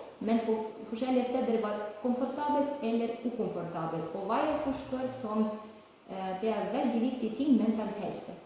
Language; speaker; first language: Norwegian; non-native, learner; Ukrainian